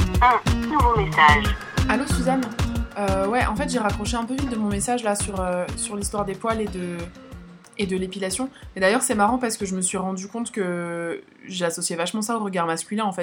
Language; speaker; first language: French; native; French